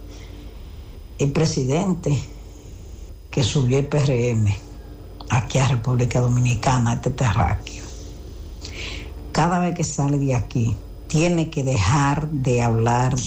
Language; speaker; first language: Spanish; native; Spanish